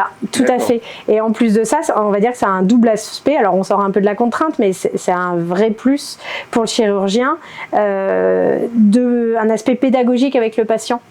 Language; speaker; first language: French; native; French